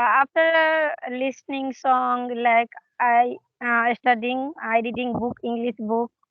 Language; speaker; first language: English; non-native, learner; Hindi